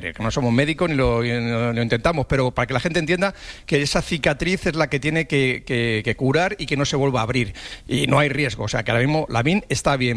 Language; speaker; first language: Spanish; native; Spanish